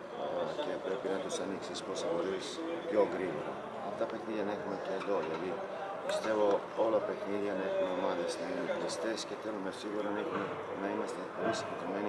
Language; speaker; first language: Greek; non-native, fluent; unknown